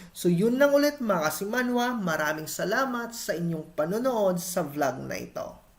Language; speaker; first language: Filipino; non-native, local second language; Hiligaynon